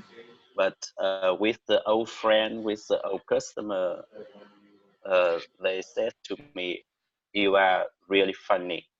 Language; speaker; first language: English; non-native, learner; Vietnamese